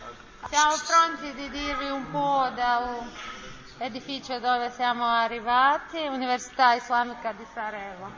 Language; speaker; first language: Italian; non-native, learner; Bosnian